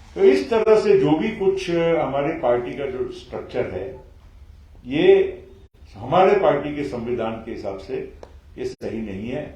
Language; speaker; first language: Hindi; non-native, local second language; Marathi